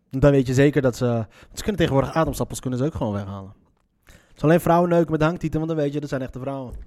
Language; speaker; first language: Dutch; early bilingual, other home language; Arabic